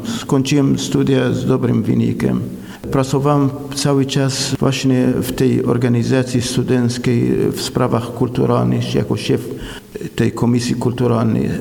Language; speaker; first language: Polish; non-native, fluent; Arabic